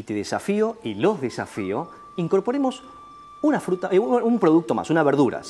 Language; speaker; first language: Spanish; native; Spanish